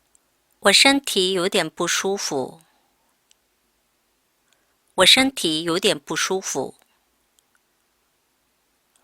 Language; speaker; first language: Chinese; non-native, fluent; Korean